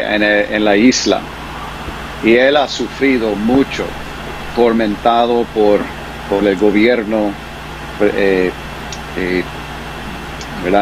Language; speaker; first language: Spanish; non-native, fluent; English